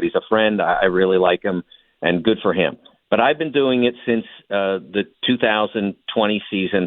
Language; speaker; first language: English; native; English